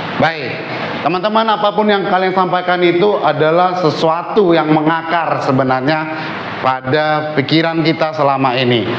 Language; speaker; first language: Indonesian; native; Indonesian